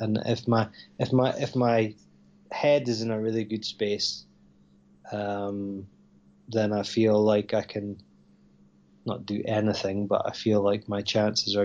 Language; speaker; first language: English; native; English